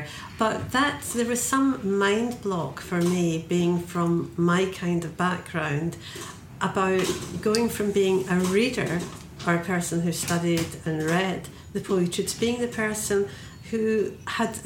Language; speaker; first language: English; native; English